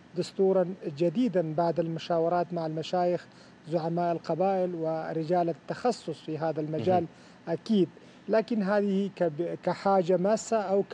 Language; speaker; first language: Arabic; non-native, fluent; Persian